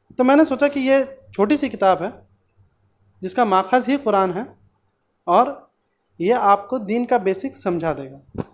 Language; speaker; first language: Hindi; non-native, local second language; Bangla